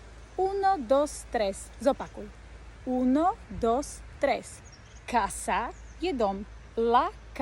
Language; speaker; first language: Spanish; non-native, fluent; Slovak